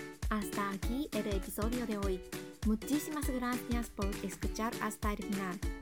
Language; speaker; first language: Spanish; non-native, fluent; Japanese